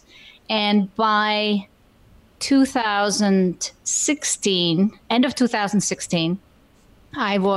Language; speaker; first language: English; non-native, fluent; Icelandic